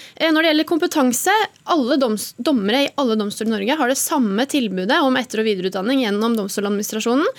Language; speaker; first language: Norwegian; native; Norwegian